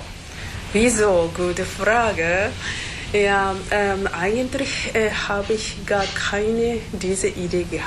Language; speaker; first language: German; non-native, fluent; Japanese